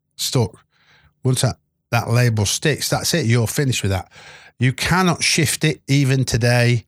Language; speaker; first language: English; native; English